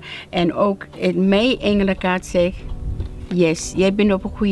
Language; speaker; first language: Dutch; non-native, learner; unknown